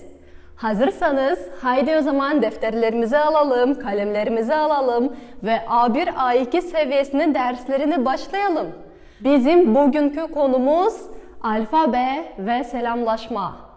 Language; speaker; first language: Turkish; non-native, fluent; Kazakh